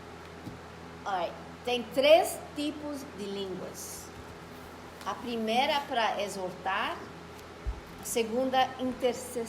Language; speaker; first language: Portuguese; non-native, fluent; Spanish